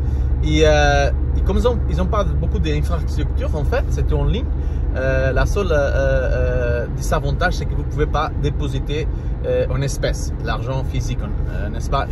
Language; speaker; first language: French; non-native, learner; Portuguese